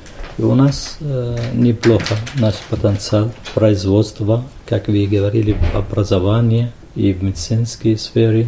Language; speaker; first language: Russian; non-native, fluent; Arabic